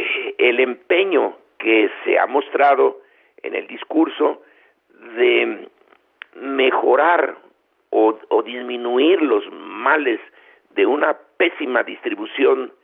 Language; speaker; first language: Spanish; native; Spanish